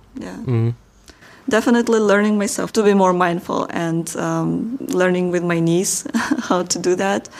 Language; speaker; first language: English; non-native, fluent; Russian